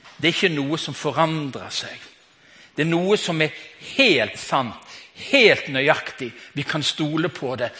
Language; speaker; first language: Norwegian; native; Norwegian